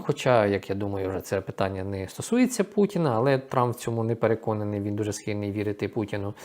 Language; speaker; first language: Ukrainian; native; Ukrainian